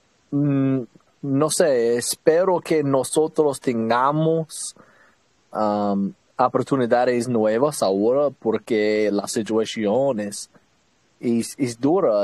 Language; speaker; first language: Spanish; non-native, learner; English